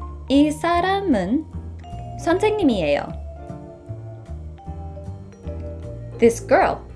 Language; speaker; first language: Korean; non-native, fluent; English